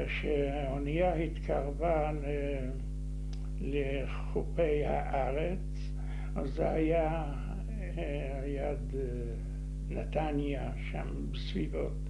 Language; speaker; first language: Hebrew; non-native, fluent; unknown